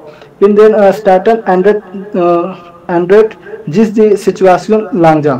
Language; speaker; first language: German; non-native, learner; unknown